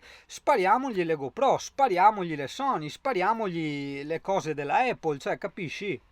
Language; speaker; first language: Italian; native; Italian